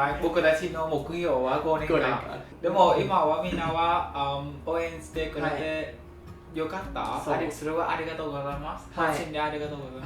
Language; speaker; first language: Japanese; non-native, learner; Vietnamese